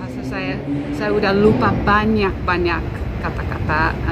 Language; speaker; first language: Indonesian; non-native, local second language; English